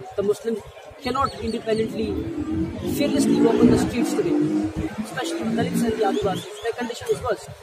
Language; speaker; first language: English; non-native, local second language; Urdu